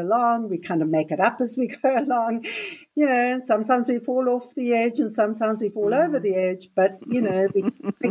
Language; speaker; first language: English; native; English